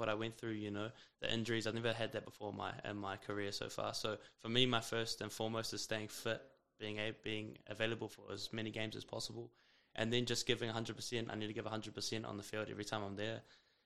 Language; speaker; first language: English; native; English